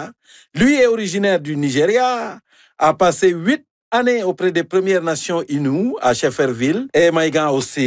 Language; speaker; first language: French; native; French